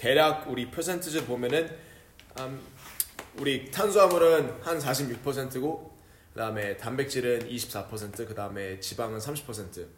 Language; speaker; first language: Korean; early bilingual, heritage; Korean